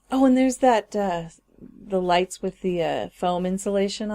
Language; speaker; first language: English; native; English